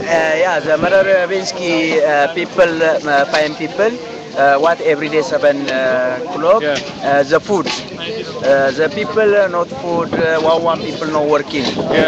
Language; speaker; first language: English; non-native, learner; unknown